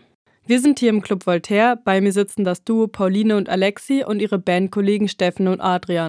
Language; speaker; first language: German; native; German